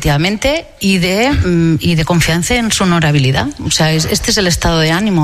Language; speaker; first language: Spanish; non-native, local second language; Catalan